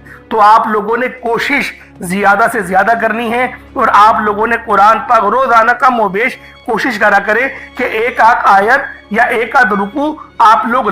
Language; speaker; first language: Urdu; native; Urdu